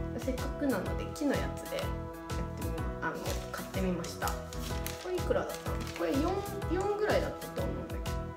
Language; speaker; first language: Japanese; native; Japanese